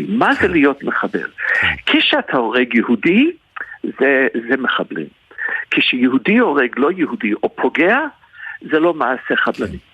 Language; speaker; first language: Hebrew; non-native, fluent; English